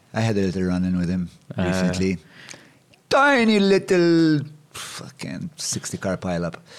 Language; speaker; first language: English; non-native, local second language; Maltese